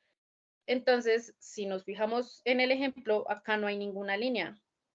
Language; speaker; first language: Spanish; native; Spanish